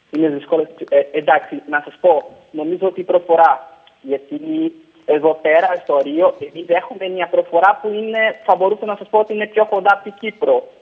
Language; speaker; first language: Greek; non-native, fluent; Portuguese